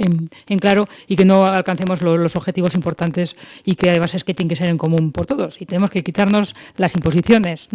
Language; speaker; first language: Spanish; native; Spanish